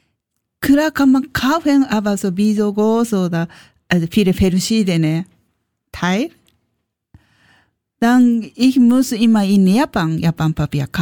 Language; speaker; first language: German; non-native, learner; Japanese